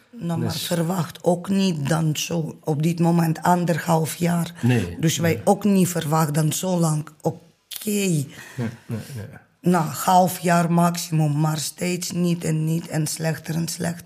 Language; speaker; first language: Dutch; non-native, learner; Ukrainian